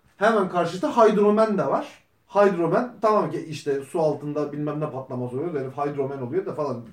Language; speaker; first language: Turkish; native; Turkish